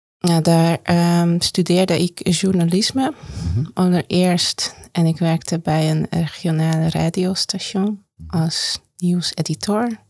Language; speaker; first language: Dutch; non-native, fluent; Hungarian